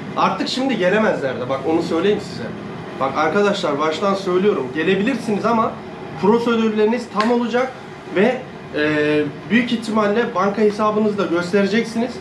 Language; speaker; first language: Turkish; native; Turkish